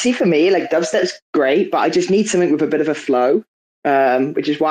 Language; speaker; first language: English; native; English